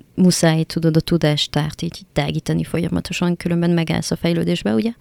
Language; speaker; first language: Hungarian; non-native, fluent; French